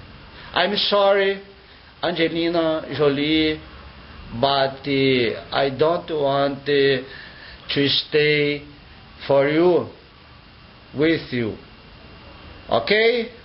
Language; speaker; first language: English; non-native, learner; Portuguese